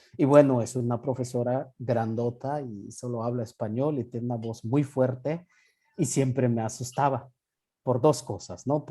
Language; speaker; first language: Spanish; non-native, local second language; Yucateco